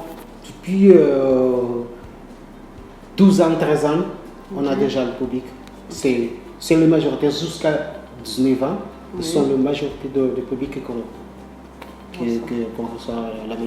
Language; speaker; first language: French; non-native, learner; Portuguese